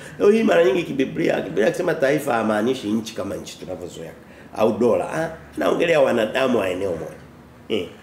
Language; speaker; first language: Swahili; native; Swahili